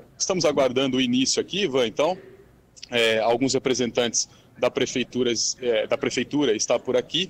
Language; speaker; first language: Portuguese; native; Portuguese